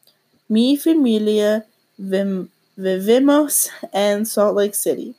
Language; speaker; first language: Spanish; non-native, learner; English